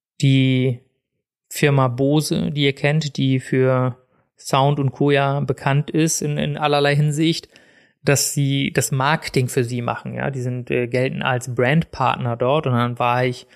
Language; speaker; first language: German; native; German